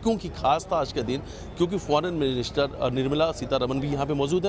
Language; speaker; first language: Hindi; native; Hindi